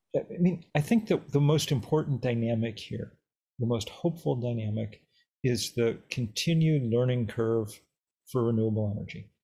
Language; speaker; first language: English; native; English